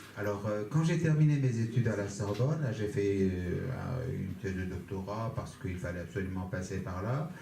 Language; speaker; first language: French; non-native, fluent; Kurdish